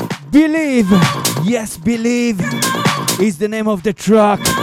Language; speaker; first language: English; non-native, fluent; Italian